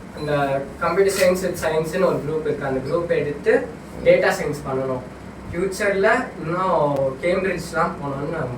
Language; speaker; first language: Tamil; native; Tamil